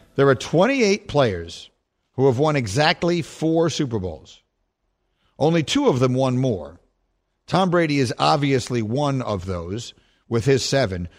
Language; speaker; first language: English; native; English